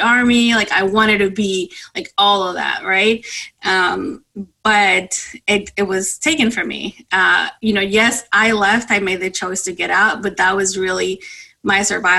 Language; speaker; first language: English; non-native, fluent; Spanish